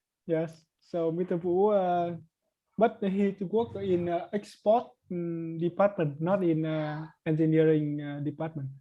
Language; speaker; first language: English; non-native, learner; Vietnamese